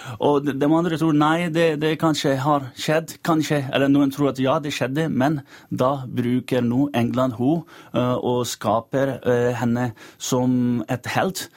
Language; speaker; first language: Norwegian; non-native, fluent; Urdu